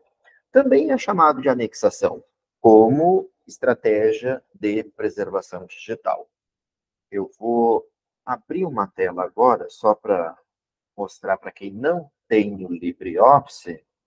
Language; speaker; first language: Portuguese; native; Portuguese